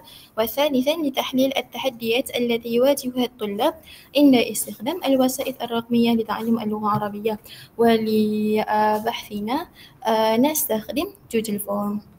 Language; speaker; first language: Arabic; non-native, learner; Malay